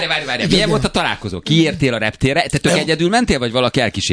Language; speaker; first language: Hungarian; native; Hungarian